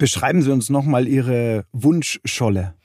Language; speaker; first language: German; native; German